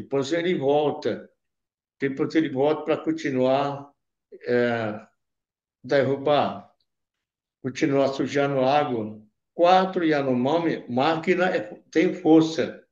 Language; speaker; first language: Portuguese; non-native, local second language; Yanomámi